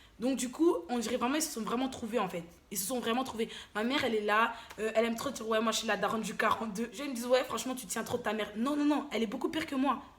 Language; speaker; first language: French; early bilingual, other home language; Lingala